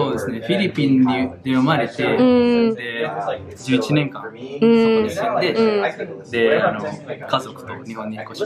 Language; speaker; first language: Japanese; early bilingual, other home language; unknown